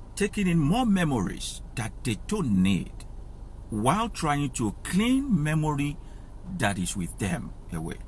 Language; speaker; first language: English; non-native, local second language; Yoruba